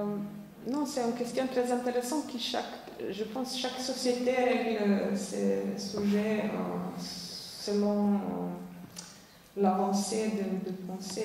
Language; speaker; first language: French; non-native, fluent; Slovenian